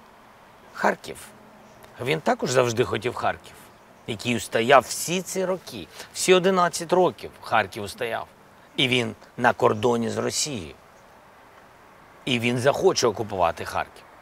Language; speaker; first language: Ukrainian; non-native, local second language; Russian